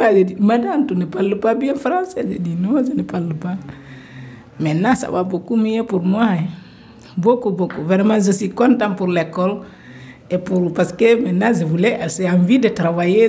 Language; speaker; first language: French; non-native, learner; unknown